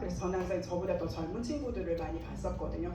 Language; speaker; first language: Korean; native; Korean